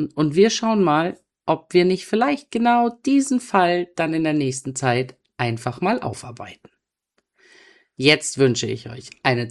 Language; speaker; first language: German; native; German